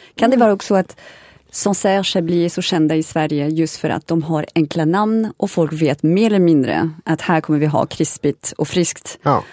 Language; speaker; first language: Swedish; non-native, fluent; French